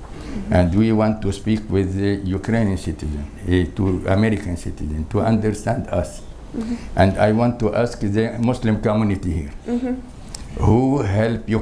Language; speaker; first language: English; non-native, learner; Crimean Tatar